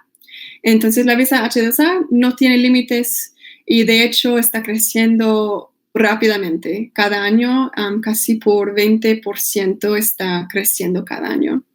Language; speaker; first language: Spanish; non-native, fluent; English